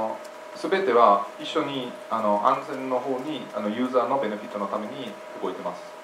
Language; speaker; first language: Japanese; non-native, fluent; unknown